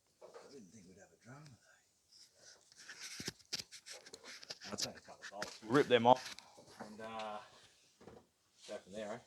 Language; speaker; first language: English; native; English